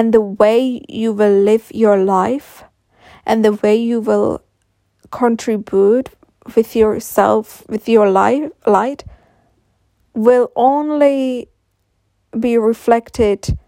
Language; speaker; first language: English; non-native, fluent; Czech